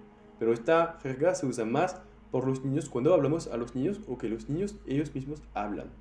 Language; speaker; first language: Spanish; non-native, fluent; French